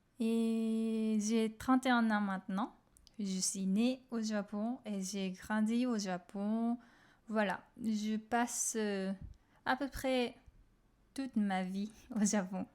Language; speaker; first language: French; non-native, fluent; Japanese